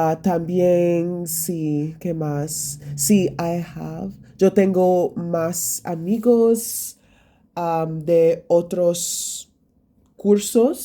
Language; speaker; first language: Spanish; non-native, learner; English